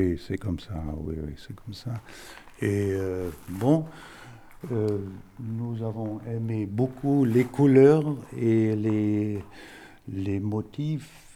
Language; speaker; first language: French; non-native, fluent; German